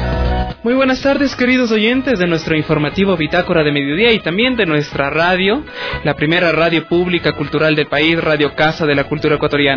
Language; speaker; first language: Spanish; native; Spanish